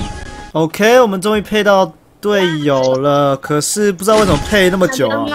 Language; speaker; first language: Chinese; native; Chinese